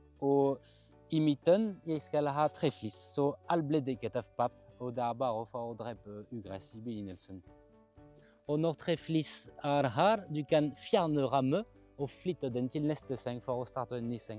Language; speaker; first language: Norwegian; non-native, fluent; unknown